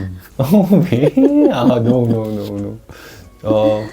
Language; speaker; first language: French; non-native, learner; Korean